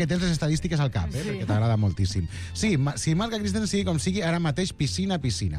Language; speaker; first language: Catalan; native; Catalan